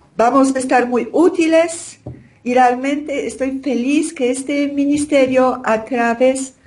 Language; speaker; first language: Spanish; non-native, fluent; Polish